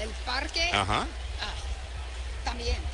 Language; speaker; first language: Spanish; non-native, learner; English